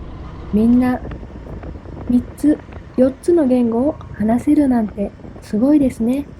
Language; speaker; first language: Japanese; non-native, fluent; Vietnamese